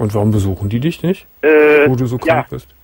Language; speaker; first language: German; native; German